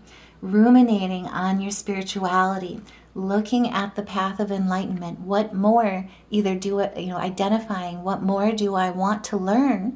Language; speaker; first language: English; native; English